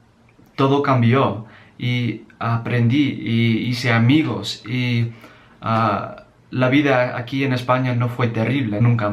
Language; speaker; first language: Spanish; non-native, learner; English